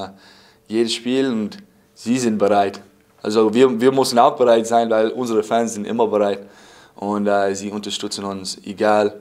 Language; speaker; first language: German; non-native, fluent; English